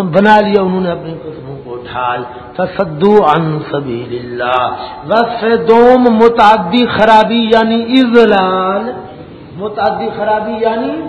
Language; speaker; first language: Urdu; non-native, local second language; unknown